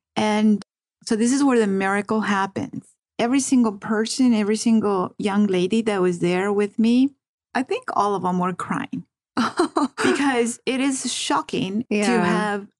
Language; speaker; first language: English; early bilingual, other home language; Spanish